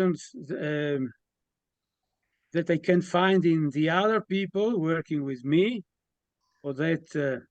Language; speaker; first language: English; non-native, learner; Italian